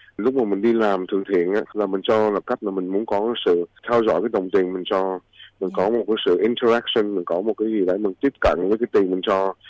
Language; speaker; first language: Vietnamese; early bilingual, heritage; Vietnamese